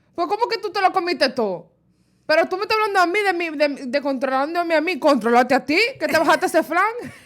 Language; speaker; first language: Spanish; early bilingual, heritage; Spanish